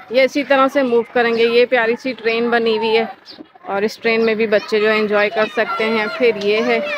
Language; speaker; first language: Urdu; native; Urdu